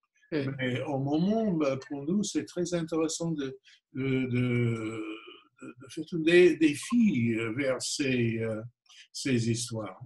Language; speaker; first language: French; non-native, fluent; English